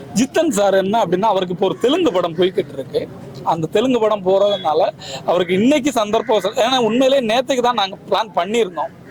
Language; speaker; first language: Tamil; non-native, local second language; Malayalam